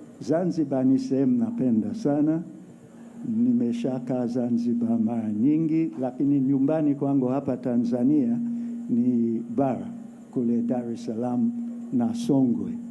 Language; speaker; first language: Swahili; non-native, fluent; English